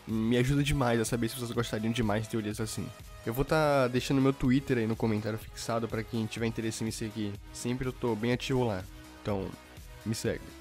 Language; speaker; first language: Portuguese; native; Portuguese